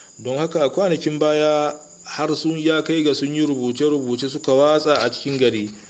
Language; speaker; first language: Hausa; native; Hausa